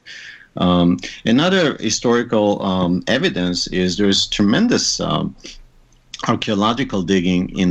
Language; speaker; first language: English; non-native, fluent; Hebrew